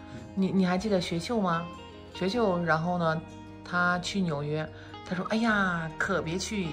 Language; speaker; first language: Chinese; native; Chinese